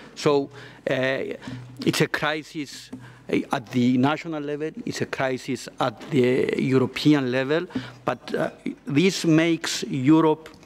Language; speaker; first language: English; non-native, fluent; Greek